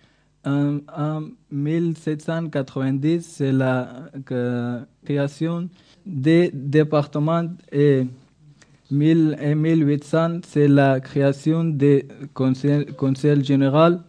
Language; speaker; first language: French; non-native, learner; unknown